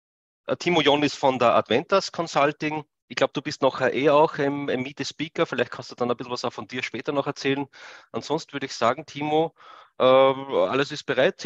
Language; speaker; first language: German; native; German